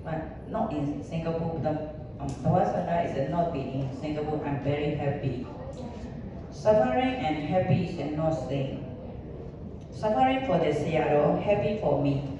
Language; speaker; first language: English; non-native, learner; Burmese